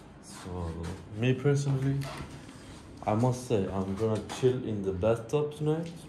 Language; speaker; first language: English; non-native, fluent; Persian